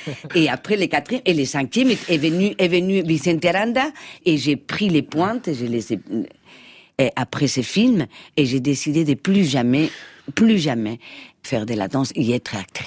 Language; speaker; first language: French; non-native, fluent; Spanish